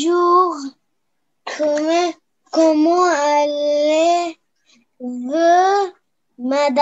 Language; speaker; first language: French; non-native, learner; Arabic